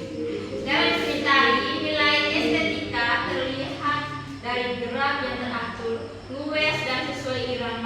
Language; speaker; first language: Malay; non-native, local second language; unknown